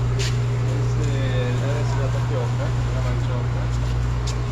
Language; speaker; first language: Italian; native; Italian